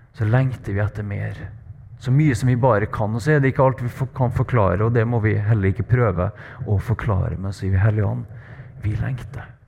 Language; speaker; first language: Norwegian; native; Norwegian